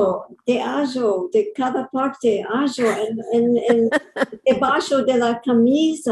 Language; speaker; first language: Spanish; early bilingual, heritage; English